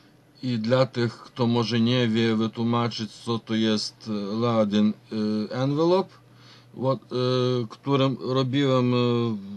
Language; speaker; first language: Polish; non-native, fluent; Ukrainian